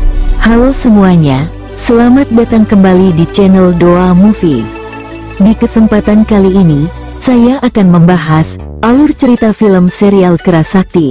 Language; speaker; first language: Indonesian; native; Indonesian